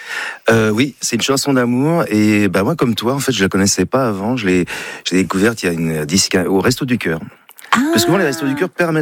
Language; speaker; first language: French; native; French